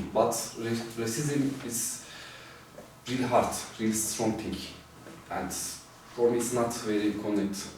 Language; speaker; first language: English; non-native, fluent; Turkish